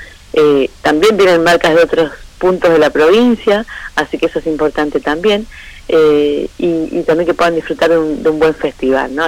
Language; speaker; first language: Spanish; native; Spanish